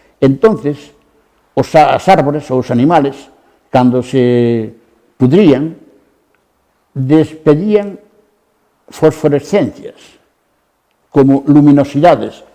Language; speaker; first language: Galician; native; Galician